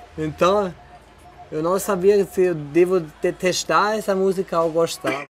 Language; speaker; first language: Portuguese; non-native, fluent; German